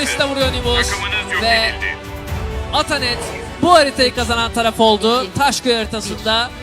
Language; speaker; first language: Turkish; native; Turkish